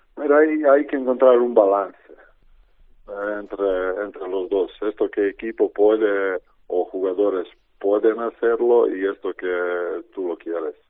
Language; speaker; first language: Spanish; non-native, fluent; Croatian